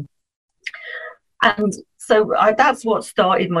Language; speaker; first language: English; native; English